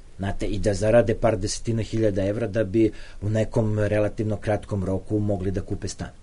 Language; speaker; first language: Serbian; native; Serbian